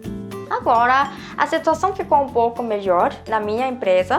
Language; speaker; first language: Portuguese; non-native, fluent; Korean